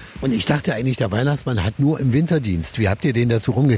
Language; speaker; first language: German; native; German